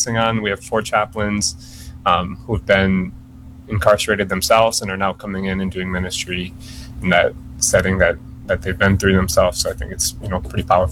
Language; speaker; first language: English; native; English